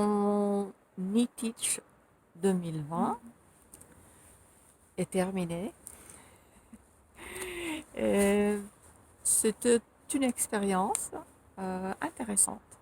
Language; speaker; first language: French; non-native, fluent; Finnish